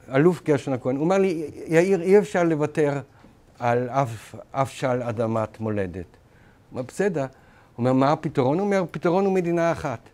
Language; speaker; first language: Hebrew; non-native, fluent; German